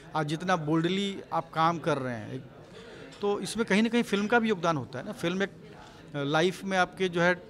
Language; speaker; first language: Hindi; native; Hindi